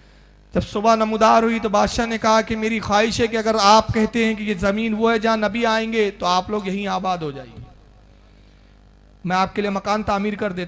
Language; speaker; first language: Urdu; native; Urdu